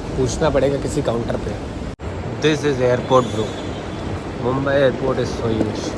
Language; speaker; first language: Hindi; native; Hindi